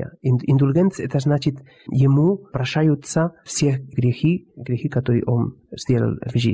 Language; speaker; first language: Russian; non-native, fluent; Spanish